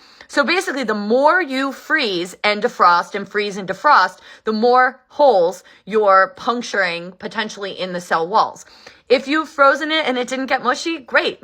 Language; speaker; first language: English; native; English